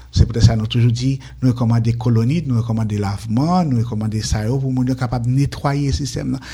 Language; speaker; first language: French; non-native, local second language; Haitian Creole